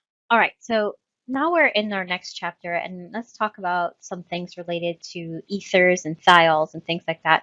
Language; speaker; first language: English; native; English